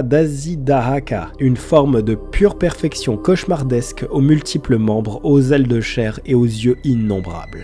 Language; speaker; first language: French; native; French